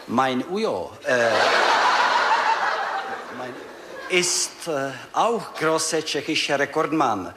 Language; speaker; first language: German; non-native, learner; Czech